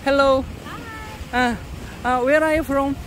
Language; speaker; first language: English; non-native, learner; Korean